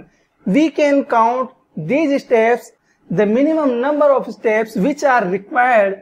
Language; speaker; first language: English; non-native, local second language; Hindi